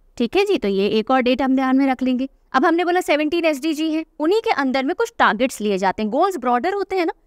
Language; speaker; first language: Hindi; native; Hindi